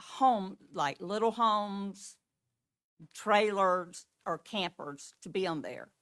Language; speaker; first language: English; native; English